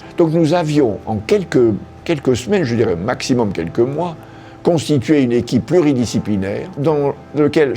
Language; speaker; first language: French; native; French